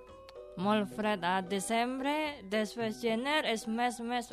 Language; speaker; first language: Catalan; non-native, learner; Indonesian